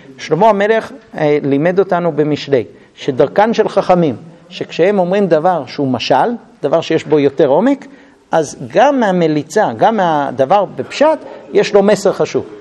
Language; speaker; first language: Hebrew; non-native, fluent; English